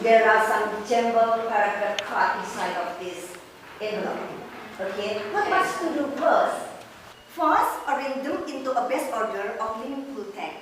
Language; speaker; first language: English; non-native, fluent; Indonesian